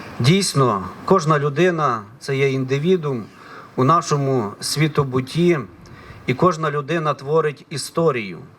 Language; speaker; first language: Ukrainian; native; Ukrainian